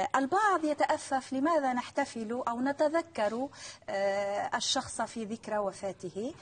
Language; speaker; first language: Arabic; native; Arabic